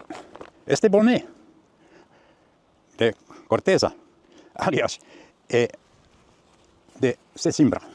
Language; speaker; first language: Portuguese; non-native, learner; Finnish